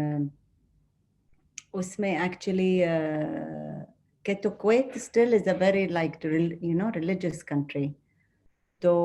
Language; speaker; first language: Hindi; non-native, fluent; Arabic